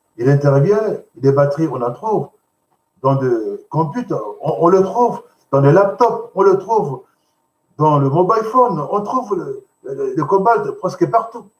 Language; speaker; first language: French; non-native, local second language; Lingala